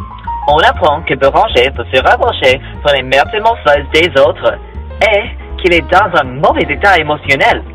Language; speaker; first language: French; non-native, learner; English